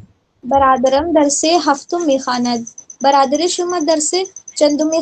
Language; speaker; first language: Persian; non-native, learner; Urdu